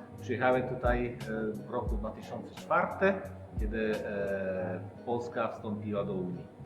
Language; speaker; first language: Polish; non-native, fluent; Italian